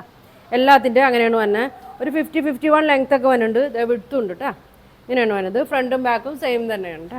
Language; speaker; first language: Malayalam; native; Malayalam